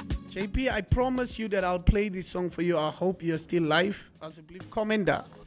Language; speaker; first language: English; non-native, local second language; Afrikaans